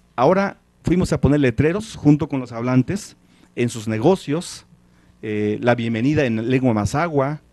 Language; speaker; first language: Spanish; non-native, local second language; Tzeltal